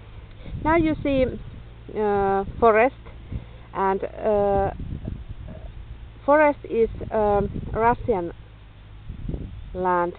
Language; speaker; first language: English; non-native, learner; Finnish